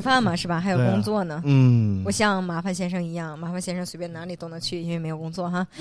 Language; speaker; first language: Chinese; native; Chinese